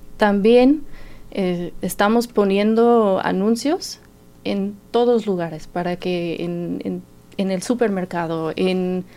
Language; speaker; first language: Spanish; non-native, fluent; English